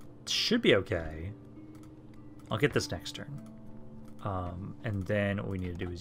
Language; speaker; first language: English; native; English